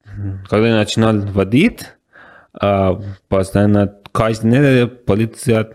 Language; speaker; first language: Russian; non-native, learner; Persian